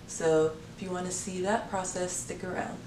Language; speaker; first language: English; native; English